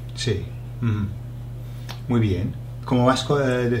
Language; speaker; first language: Spanish; non-native, fluent; English